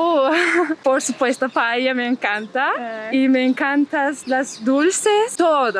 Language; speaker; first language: Spanish; non-native, learner; Turkish